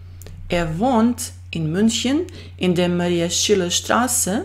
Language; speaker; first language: German; non-native, fluent; Croatian